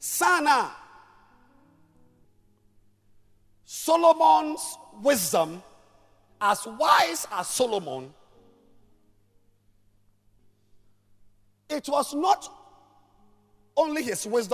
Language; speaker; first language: English; non-native, local second language; Ewe